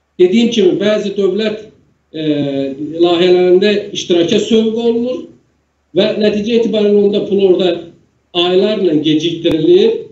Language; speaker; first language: Azerbaijani; native; Azerbaijani